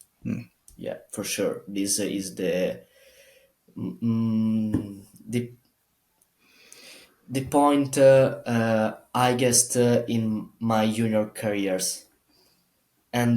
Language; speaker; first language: English; non-native, learner; Italian